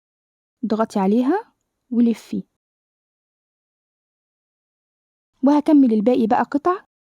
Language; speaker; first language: Arabic; native; Arabic